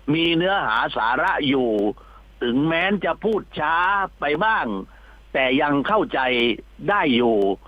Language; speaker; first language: Thai; native; Thai